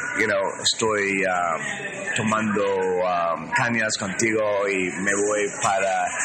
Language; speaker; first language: Spanish; non-native, learner; English